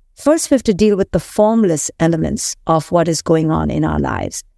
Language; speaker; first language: English; non-native, local second language; Hindi